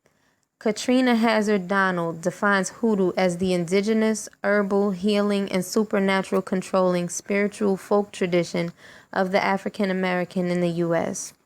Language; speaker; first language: English; native; English